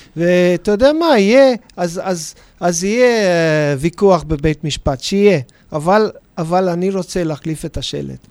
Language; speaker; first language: Hebrew; non-native, fluent; English